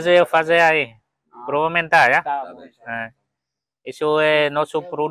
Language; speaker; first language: Portuguese; non-native, learner; Vietnamese